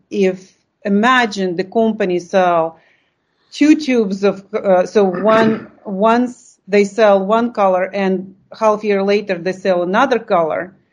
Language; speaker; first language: English; non-native, fluent; Lithuanian